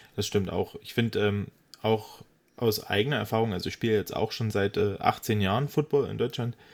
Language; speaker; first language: German; native; German